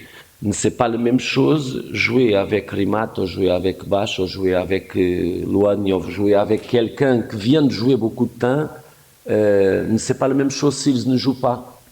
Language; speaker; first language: French; non-native, fluent; Portuguese